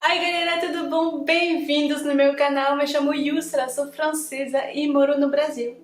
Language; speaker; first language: Portuguese; non-native, fluent; French